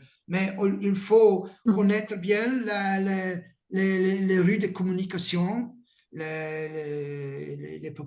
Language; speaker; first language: French; non-native, learner; Italian